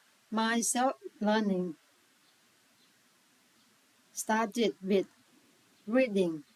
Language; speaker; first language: English; non-native, learner; Thai